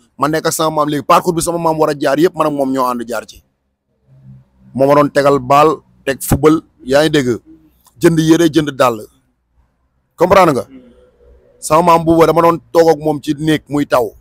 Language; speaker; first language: Wolof; native; Wolof